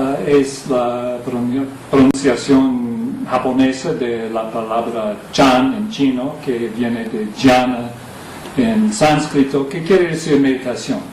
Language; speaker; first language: Spanish; non-native, fluent; English